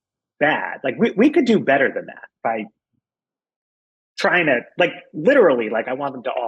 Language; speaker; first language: English; native; English